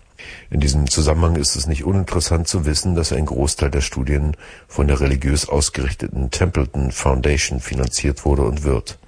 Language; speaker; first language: German; native; German